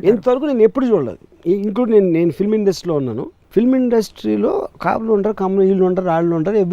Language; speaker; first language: Telugu; native; Telugu